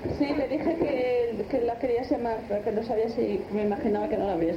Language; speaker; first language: Spanish; native; Spanish